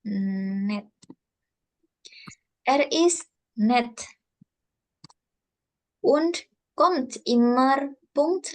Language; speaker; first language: German; non-native, fluent; Indonesian